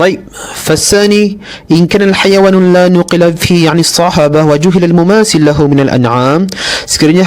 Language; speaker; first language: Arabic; non-native, learner; Malay